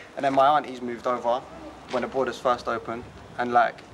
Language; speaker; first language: English; early bilingual, other home language; Polish